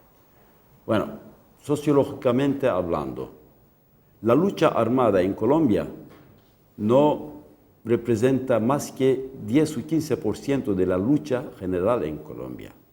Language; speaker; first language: Spanish; non-native, local second language; Kurdish